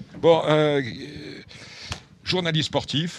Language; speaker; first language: French; native; French